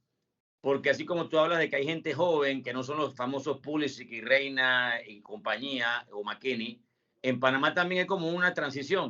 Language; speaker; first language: Spanish; native; Spanish